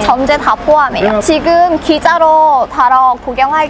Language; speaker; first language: Korean; non-native, learner; Vietnamese